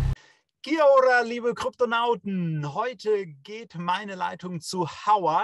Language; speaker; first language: German; native; German